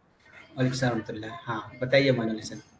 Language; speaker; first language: Hindi; native; Hindi